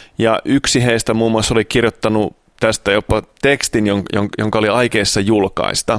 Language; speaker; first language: Finnish; early bilingual, other home language; Italian